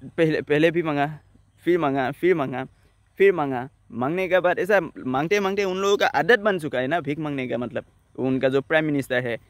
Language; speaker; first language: Hindi; non-native, local second language; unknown